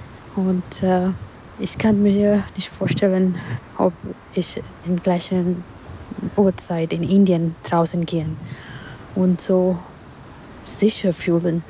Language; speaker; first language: German; non-native, learner; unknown